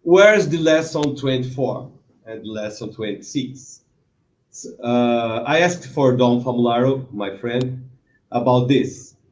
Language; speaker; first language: English; non-native, learner; Portuguese